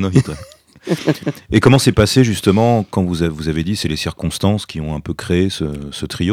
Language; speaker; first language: French; native; French